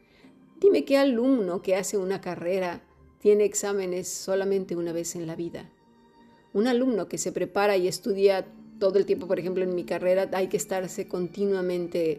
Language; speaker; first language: Spanish; native; Spanish